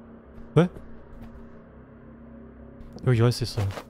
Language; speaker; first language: Korean; non-native, fluent; German